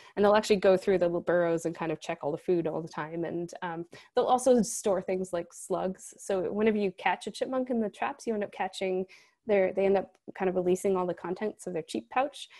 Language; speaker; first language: English; native; English